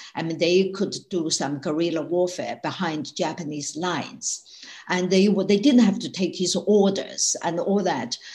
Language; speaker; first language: English; non-native, fluent; Chinese